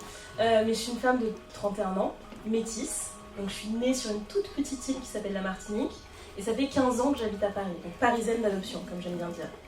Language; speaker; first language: French; native; French